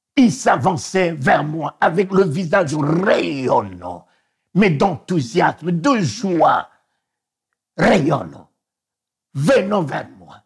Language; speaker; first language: French; non-native, local second language; Sango